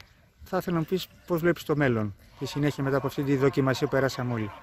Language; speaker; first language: Greek; native; Greek